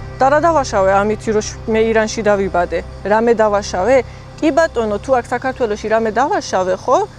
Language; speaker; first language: Georgian; early bilingual, heritage; Georgian